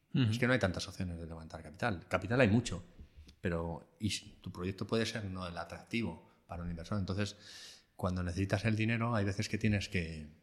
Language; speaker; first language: Spanish; native; Spanish